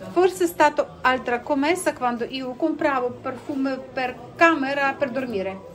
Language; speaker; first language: Italian; non-native, learner; Russian